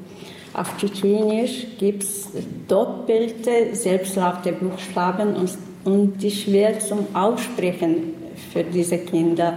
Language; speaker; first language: German; non-native, learner; Chechen